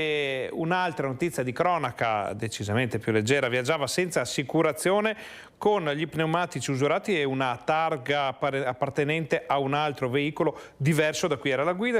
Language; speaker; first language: Italian; native; Italian